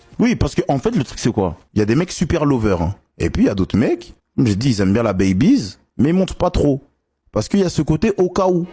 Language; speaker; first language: French; native; French